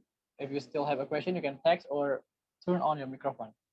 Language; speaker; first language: English; non-native, learner; Indonesian